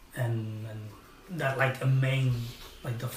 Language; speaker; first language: English; non-native, fluent; Spanish